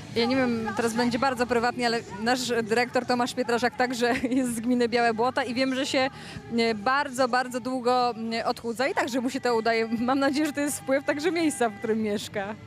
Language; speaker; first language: Polish; native; Polish